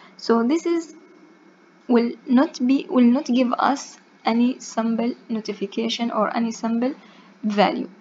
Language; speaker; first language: English; non-native, fluent; Arabic